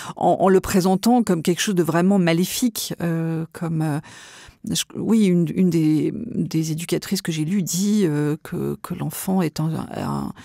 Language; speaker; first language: French; native; French